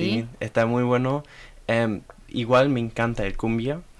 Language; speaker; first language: Spanish; non-native, learner; German